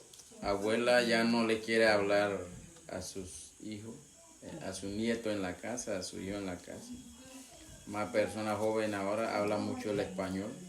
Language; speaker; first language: Spanish; non-native, local second language; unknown